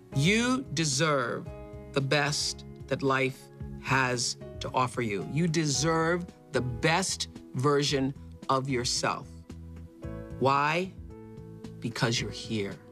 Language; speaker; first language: English; native; English